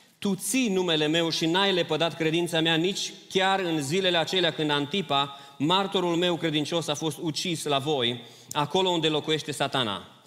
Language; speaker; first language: Romanian; early bilingual, heritage; Romanian